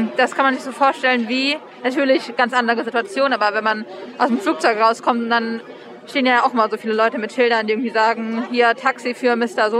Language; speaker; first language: German; native; German